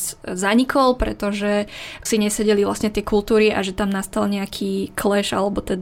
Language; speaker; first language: Slovak; early bilingual, other home language; Vietnamese